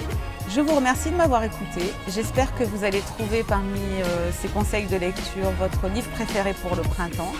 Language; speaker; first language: French; native; French